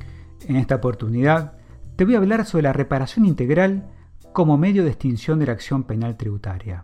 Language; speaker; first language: Spanish; native; Spanish